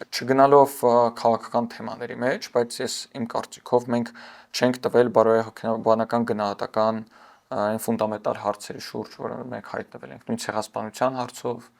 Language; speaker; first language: Armenian; early bilingual, heritage; Armenian